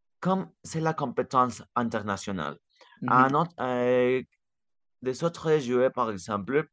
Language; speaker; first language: French; non-native, learner; Spanish